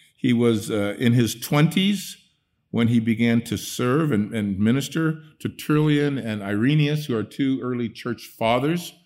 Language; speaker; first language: English; early bilingual, other home language; Dutch